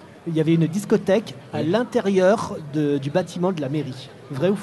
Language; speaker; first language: French; native; French